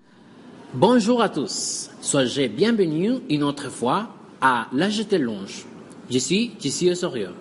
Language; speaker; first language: French; non-native, fluent; Spanish